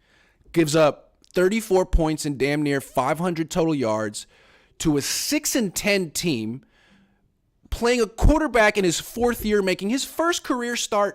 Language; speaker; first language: English; native; English